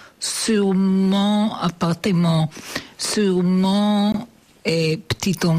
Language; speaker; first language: French; non-native, learner; Hebrew